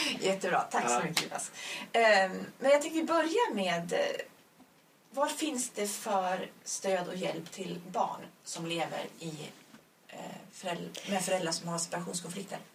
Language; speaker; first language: Swedish; native; Swedish